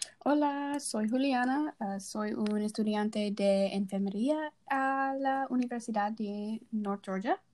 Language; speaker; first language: Spanish; non-native, learner; English